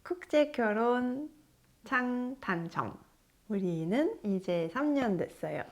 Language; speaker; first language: Korean; non-native, learner; French